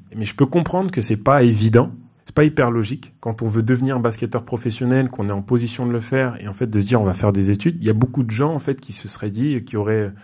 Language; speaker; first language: French; native; French